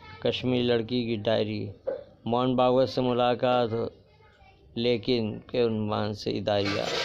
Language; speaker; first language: Urdu; native; Urdu